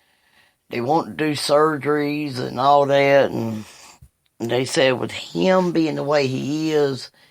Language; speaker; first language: English; native; English